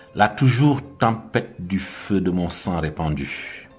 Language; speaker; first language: French; non-native, local second language; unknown